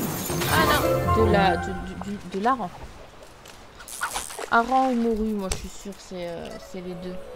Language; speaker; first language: French; native; French